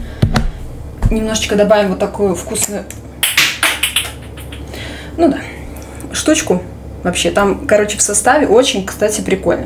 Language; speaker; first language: Russian; native; Russian